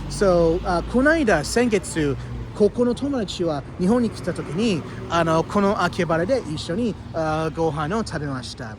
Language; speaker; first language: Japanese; non-native, learner; English